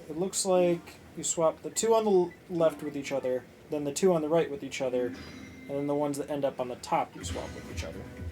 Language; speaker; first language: English; native; English